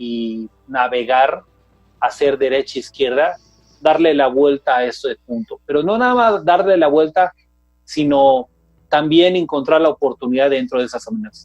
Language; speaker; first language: Spanish; native; Spanish